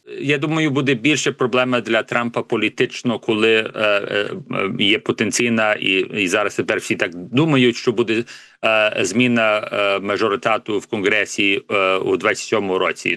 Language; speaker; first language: Ukrainian; early bilingual, heritage; English